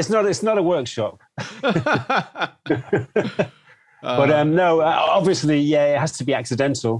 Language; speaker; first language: English; native; English